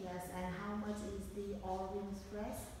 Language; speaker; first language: English; non-native, fluent; Vietnamese